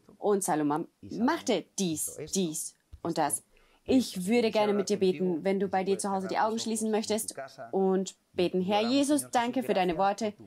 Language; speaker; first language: German; non-native, fluent; Spanish